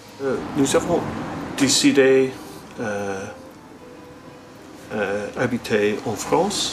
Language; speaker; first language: French; non-native, learner; English